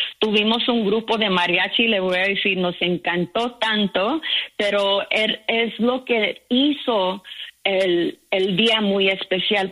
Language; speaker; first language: Spanish; early bilingual, heritage; Spanish